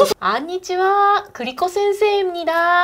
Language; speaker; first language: Korean; non-native, fluent; Japanese